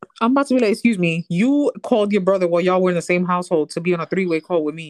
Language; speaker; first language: English; early bilingual, other home language; Spanish